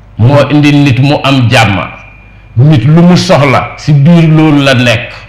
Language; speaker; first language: Wolof; non-native, local second language; Jola-Fonyi